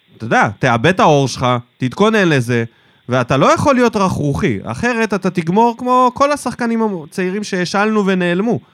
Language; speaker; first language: Hebrew; early bilingual, other home language; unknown